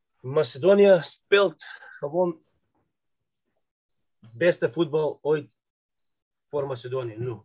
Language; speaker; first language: Dutch; non-native, fluent; Macedonian